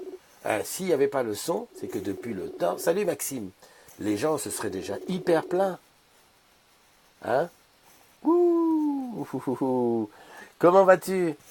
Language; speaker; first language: French; native; French